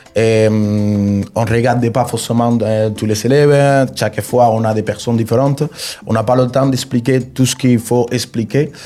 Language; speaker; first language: French; non-native, fluent; Spanish